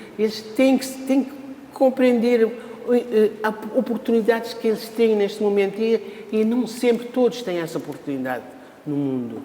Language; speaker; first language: Portuguese; non-native, local second language; Kabuverdianu